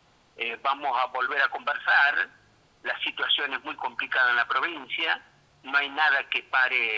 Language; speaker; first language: Spanish; native; Spanish